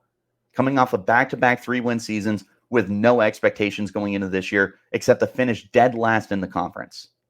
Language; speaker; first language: English; native; English